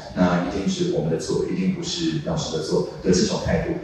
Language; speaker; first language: Chinese; native; Chinese